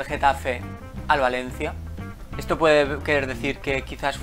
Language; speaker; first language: Spanish; native; Spanish